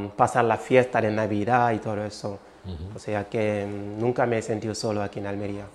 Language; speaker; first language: Spanish; non-native, fluent; Wolof